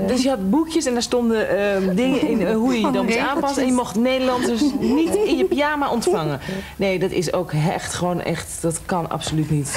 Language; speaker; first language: Dutch; native; Dutch